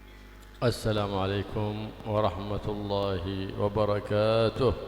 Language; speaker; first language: Arabic; native; Arabic